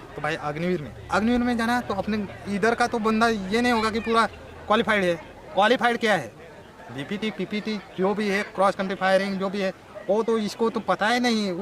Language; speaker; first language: Hindi; non-native, local second language; Marathi